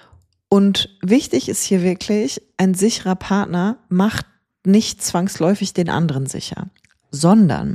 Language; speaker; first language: German; native; German